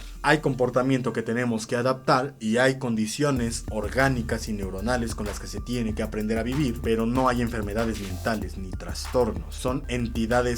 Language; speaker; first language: Spanish; native; Spanish